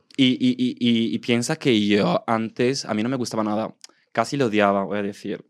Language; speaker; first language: Spanish; non-native, fluent; Italian